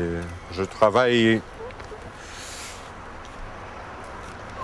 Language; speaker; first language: French; non-native, fluent; Portuguese